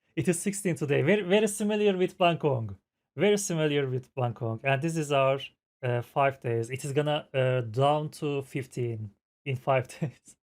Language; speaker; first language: English; non-native, fluent; Turkish